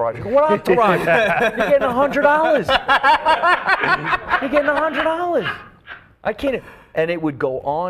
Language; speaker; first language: English; native; English